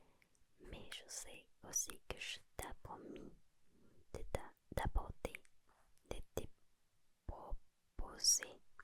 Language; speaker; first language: French; non-native, learner; Spanish